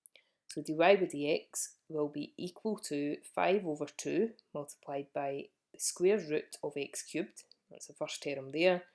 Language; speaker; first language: English; native; English